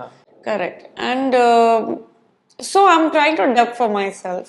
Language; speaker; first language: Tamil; non-native, local second language; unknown